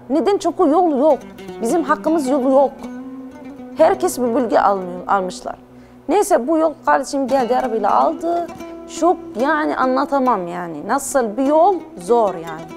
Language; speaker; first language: Turkish; non-native, learner; Arabic